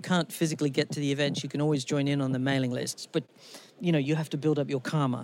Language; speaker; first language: English; native; English